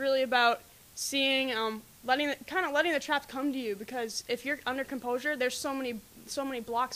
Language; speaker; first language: English; native; English